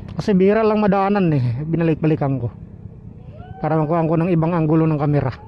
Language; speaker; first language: Filipino; non-native, local second language; Cebuano